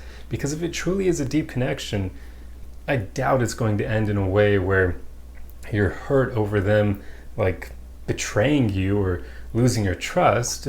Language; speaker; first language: English; native; English